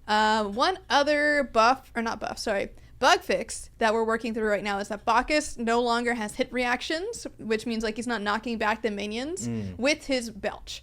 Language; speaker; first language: English; native; English